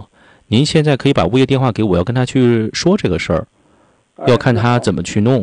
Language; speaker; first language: Chinese; native; Chinese